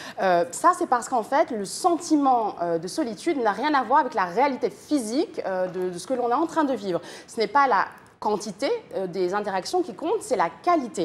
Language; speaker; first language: French; native; French